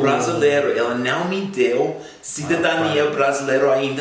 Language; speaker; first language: Portuguese; non-native, fluent; English